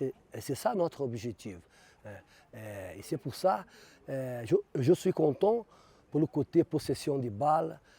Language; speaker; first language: French; non-native, fluent; Portuguese